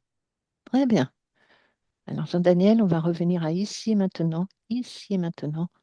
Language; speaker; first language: French; native; French